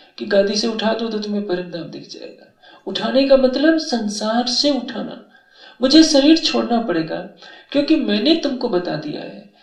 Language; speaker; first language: Hindi; native; Hindi